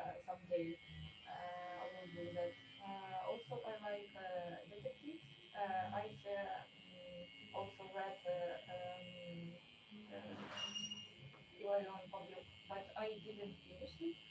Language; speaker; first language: English; non-native, fluent; Ukrainian